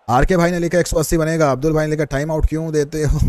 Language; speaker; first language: Hindi; native; Hindi